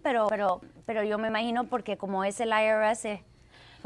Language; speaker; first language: Spanish; early bilingual, heritage; Spanish